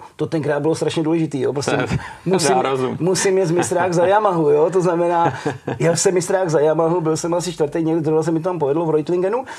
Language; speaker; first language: Czech; native; Czech